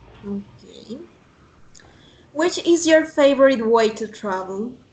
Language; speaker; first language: English; non-native, fluent; Spanish